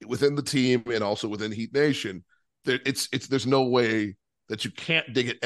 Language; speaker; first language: English; native; English